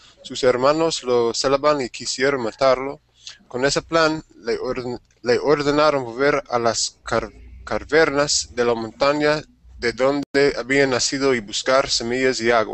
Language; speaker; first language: Spanish; non-native, learner; English